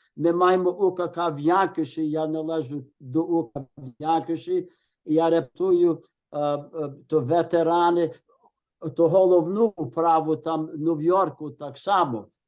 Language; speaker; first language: Ukrainian; early bilingual, heritage; Ukrainian